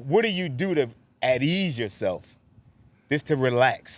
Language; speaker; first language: English; native; English